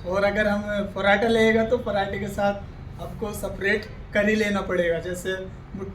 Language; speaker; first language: Hindi; native; Hindi